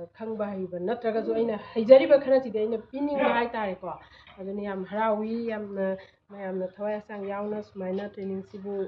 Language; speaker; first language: Manipuri; native; Manipuri